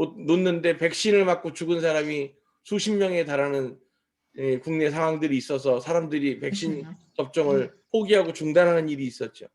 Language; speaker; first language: Korean; native; Korean